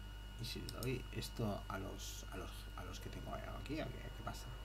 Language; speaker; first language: Spanish; native; Spanish